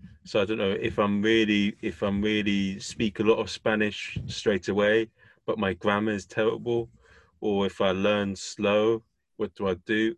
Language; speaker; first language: English; native; English